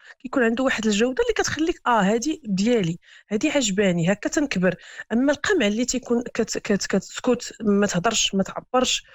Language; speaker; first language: Arabic; native; Arabic